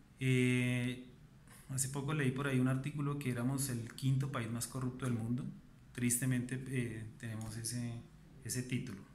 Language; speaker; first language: Spanish; native; Spanish